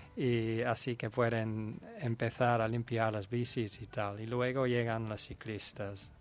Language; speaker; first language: Spanish; non-native, fluent; Dutch